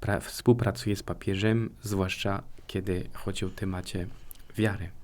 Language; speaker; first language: Polish; non-native, fluent; French